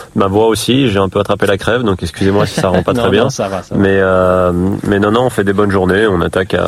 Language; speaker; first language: French; native; French